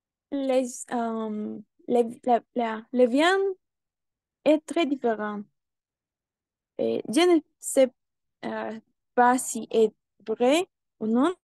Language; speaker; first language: French; non-native, learner; Spanish